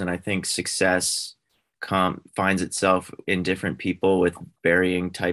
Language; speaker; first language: English; native; English